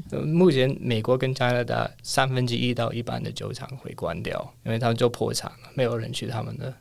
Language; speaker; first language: Chinese; non-native, fluent; English